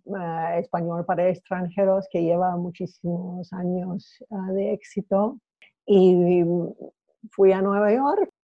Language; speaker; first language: Spanish; non-native, fluent; English